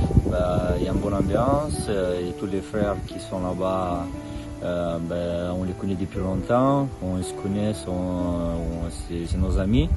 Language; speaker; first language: French; non-native, fluent; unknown